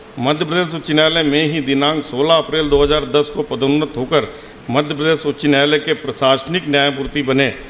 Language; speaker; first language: Hindi; native; Hindi